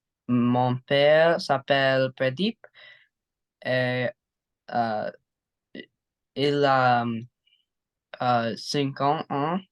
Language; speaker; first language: French; non-native, learner; English